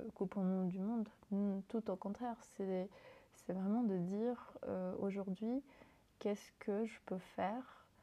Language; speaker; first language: French; non-native, fluent; Spanish